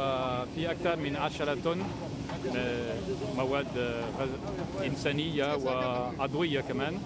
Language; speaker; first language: Arabic; non-native, fluent; French